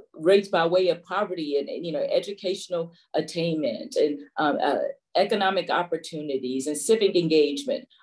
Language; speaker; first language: English; native; English